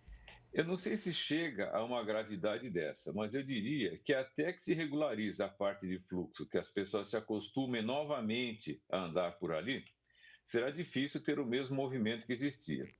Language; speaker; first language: Portuguese; native; Portuguese